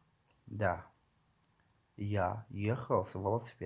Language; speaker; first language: Russian; non-native, learner; Tajik